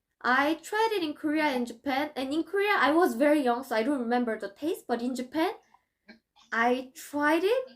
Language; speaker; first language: English; non-native, fluent; Korean